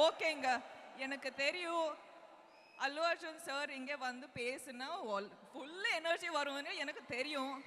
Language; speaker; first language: Tamil; non-native, local second language; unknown